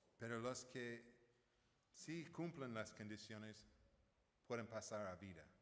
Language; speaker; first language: Spanish; non-native, fluent; English